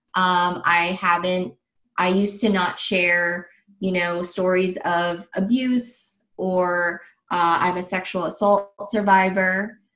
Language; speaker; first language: English; early bilingual, other home language; Filipino